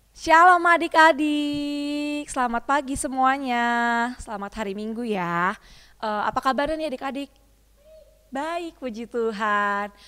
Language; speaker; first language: Indonesian; native; Indonesian